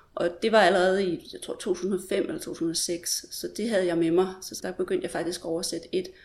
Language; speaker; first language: Danish; native; Danish